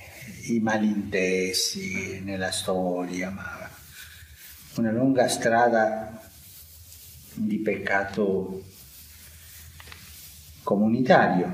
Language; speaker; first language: Italian; non-native, fluent; Spanish